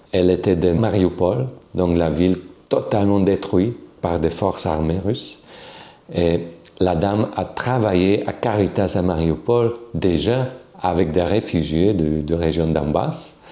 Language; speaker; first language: French; non-native, fluent; Slovak